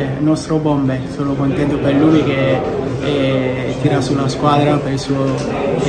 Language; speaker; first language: Italian; non-native, fluent; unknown